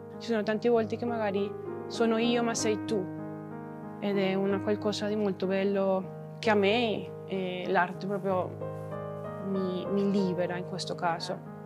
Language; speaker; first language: Italian; non-native, fluent; Spanish